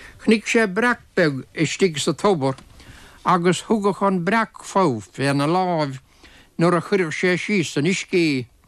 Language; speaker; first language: Irish; native; Irish